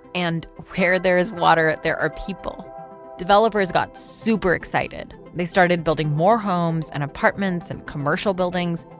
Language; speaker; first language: English; non-native, local second language; Urdu